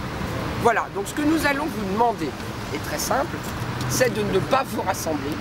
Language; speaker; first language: French; native; French